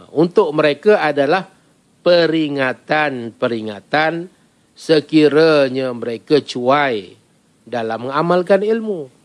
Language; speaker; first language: Malay; native; Malay